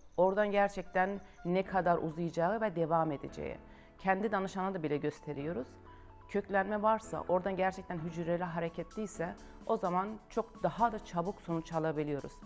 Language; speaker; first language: Turkish; non-native, fluent; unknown